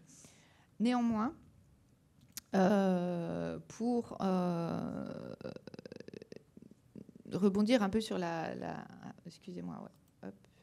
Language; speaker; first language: French; native; French